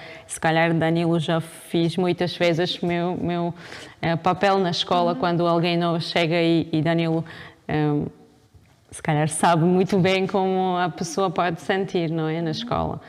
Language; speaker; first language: Portuguese; non-native, fluent; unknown